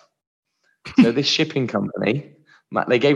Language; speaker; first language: English; native; English